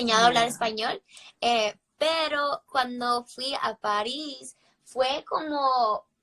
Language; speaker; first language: Spanish; early bilingual, heritage; English